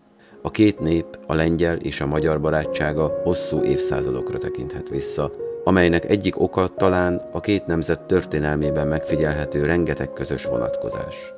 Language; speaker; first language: Hungarian; native; Hungarian